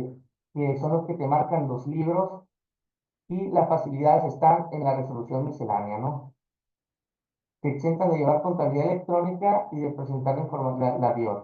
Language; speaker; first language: Spanish; native; Spanish